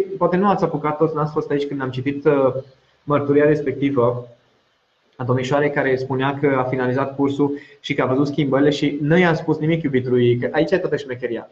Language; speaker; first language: Romanian; non-native, local second language; Hungarian